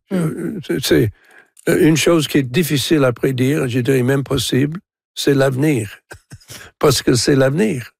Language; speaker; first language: French; non-native, local second language; English